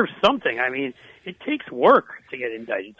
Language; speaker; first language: English; native; English